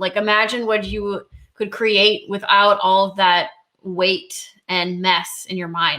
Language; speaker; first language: English; native; English